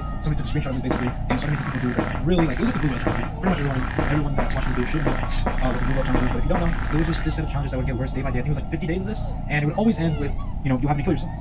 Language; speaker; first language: English; native; English